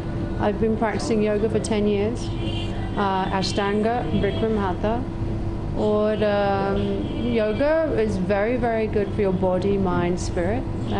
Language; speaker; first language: Hindi; non-native, fluent; English